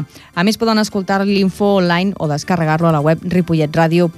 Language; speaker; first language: Catalan; native; Catalan